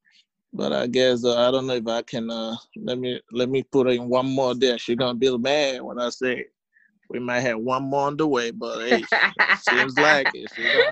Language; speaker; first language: English; non-native, local second language; Igbo